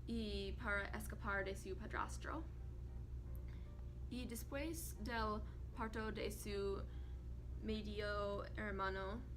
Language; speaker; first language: Spanish; non-native, learner; English